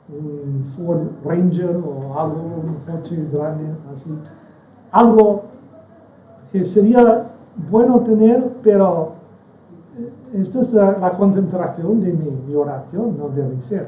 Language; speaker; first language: Spanish; non-native, fluent; English